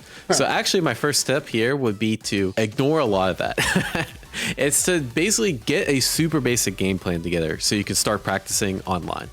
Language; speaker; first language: English; native; English